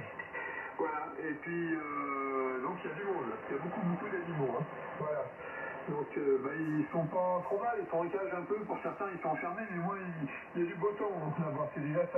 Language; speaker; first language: French; native; French